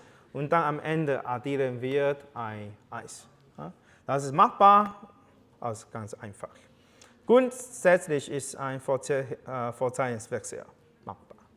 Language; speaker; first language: German; non-native, learner; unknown